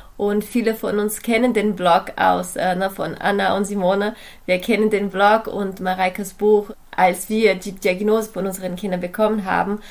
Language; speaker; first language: German; non-native, fluent; Portuguese